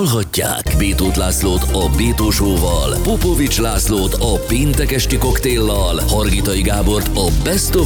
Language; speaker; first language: Hungarian; native; Hungarian